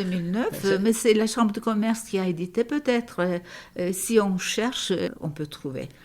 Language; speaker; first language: French; non-native, fluent; Turkish